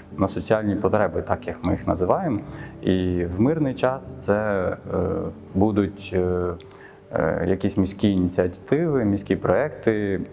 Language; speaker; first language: Ukrainian; native; Ukrainian